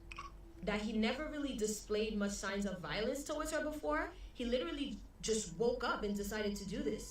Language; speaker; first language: English; early bilingual, other home language; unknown